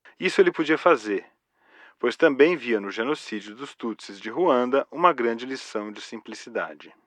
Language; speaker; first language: Portuguese; native; Portuguese